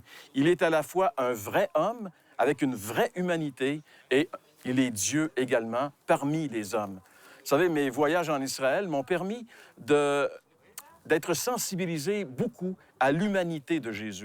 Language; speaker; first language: French; native; French